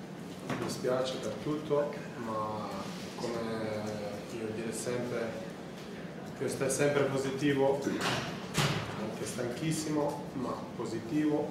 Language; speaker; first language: Italian; non-native, learner; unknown